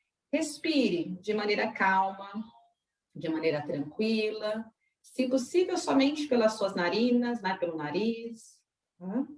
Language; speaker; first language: Portuguese; native; Portuguese